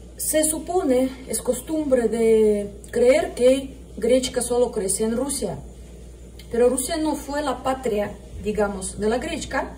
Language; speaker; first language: Spanish; non-native, fluent; Russian